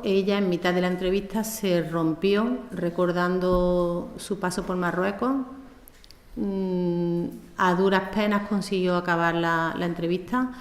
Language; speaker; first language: Spanish; native; Spanish